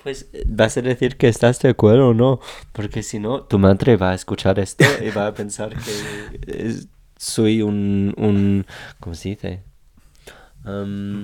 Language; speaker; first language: Spanish; non-native, fluent; English